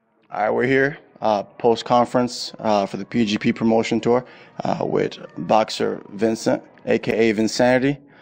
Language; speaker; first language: English; early bilingual, other home language; Spanish